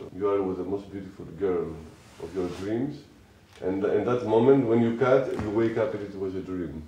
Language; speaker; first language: English; non-native, fluent; Greek